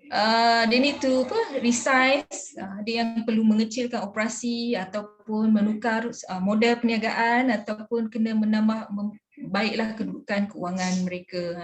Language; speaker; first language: Malay; native; Malay